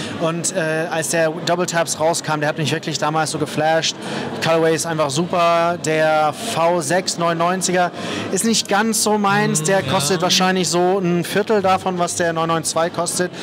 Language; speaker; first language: German; native; German